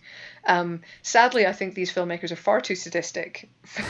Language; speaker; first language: English; native; English